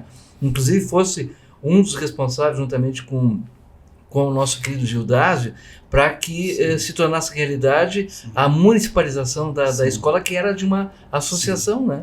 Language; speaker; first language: Portuguese; native; Portuguese